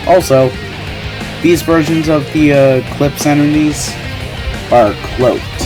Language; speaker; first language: English; native; English